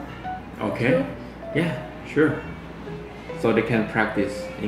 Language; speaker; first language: English; non-native, fluent; Thai